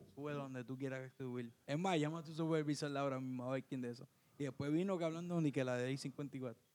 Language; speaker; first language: Spanish; early bilingual, heritage; Spanish